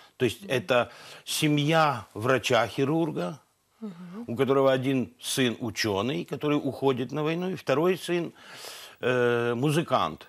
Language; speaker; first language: Russian; native; Russian